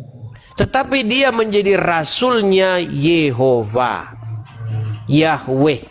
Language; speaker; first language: Indonesian; native; Indonesian